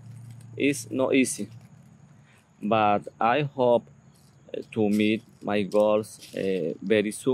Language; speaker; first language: English; non-native, learner; Spanish